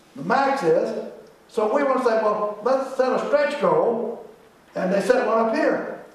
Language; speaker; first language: English; native; English